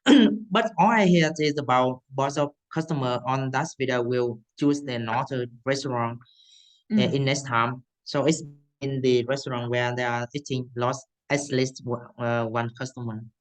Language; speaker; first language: English; non-native, learner; Vietnamese